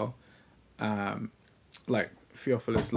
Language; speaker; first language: English; native; English